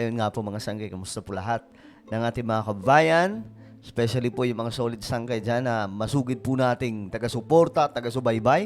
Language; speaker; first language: Filipino; native; Filipino